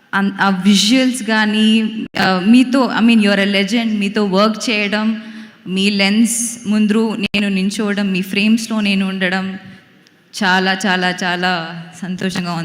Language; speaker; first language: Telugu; non-native, local second language; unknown